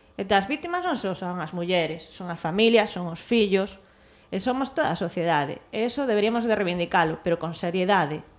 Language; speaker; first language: Galician; non-native, local second language; Spanish